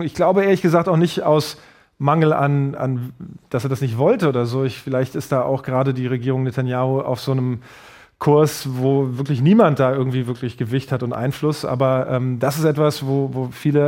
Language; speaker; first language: German; native; German